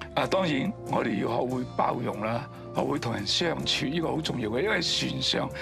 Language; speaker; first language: Cantonese; early bilingual, other home language; Wu Chinese